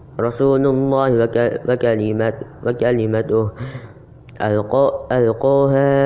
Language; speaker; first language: Arabic; non-native, learner; Indonesian